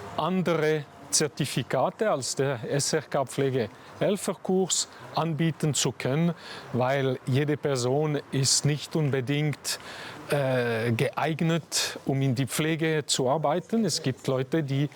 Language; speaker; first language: German; non-native, local second language; French